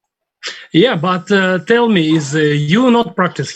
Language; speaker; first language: English; non-native, learner; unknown